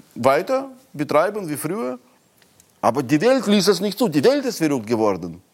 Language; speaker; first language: German; non-native, fluent; Russian